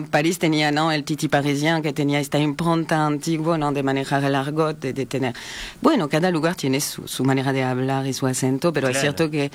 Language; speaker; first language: Spanish; non-native, fluent; French